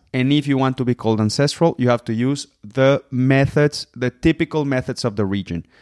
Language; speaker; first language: English; non-native, fluent; Spanish